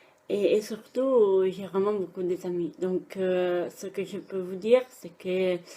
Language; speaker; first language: French; non-native, fluent; Italian